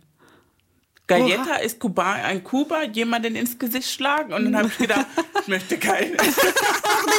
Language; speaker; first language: German; non-native, fluent; Spanish